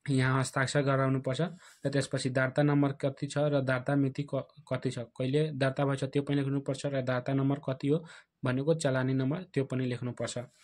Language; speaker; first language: Nepali; non-native, local second language; Bhojpuri